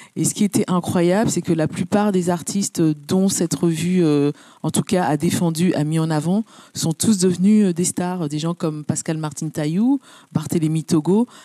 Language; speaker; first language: French; early bilingual, other home language; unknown